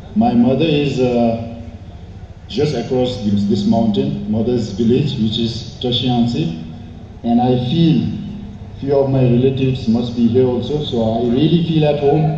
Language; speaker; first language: English; non-native, fluent; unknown